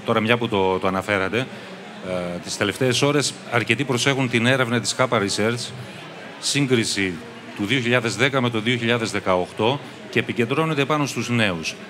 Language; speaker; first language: Greek; native; Greek